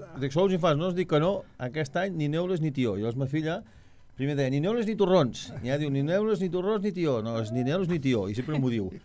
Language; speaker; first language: Catalan; native; Catalan